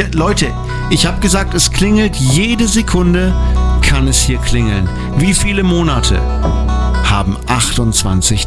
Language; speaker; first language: German; native; German